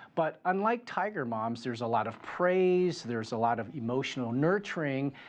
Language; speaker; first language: English; native; English